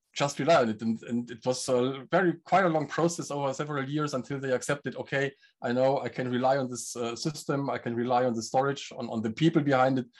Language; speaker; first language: English; non-native, fluent; German